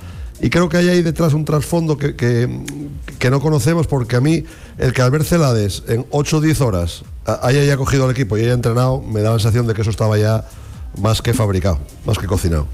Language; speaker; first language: Spanish; native; Spanish